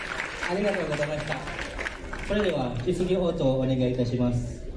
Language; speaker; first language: Japanese; native; Japanese